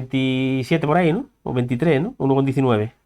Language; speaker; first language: Spanish; native; Spanish